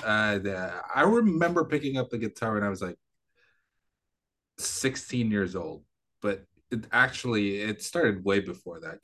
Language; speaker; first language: English; non-native, local second language; Filipino